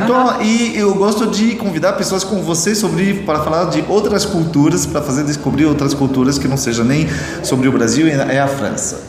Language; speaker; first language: Portuguese; non-native, fluent; French